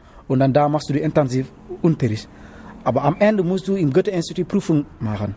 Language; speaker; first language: German; non-native, learner; Wolof